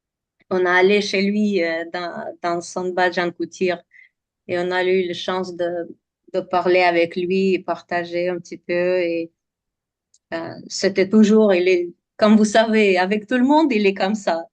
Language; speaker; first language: French; non-native, fluent; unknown